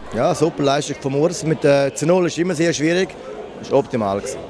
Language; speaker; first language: German; native; German